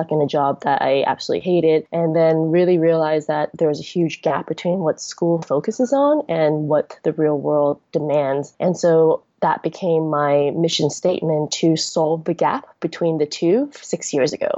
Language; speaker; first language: English; non-native, local second language; Cantonese